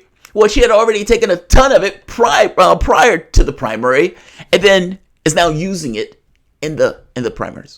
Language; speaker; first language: English; native; English